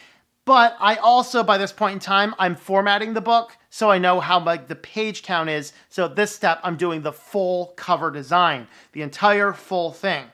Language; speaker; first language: English; native; English